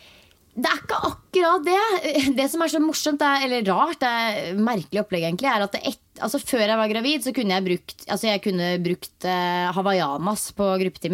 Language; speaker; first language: Norwegian; native; Norwegian